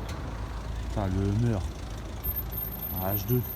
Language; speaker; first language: French; native; French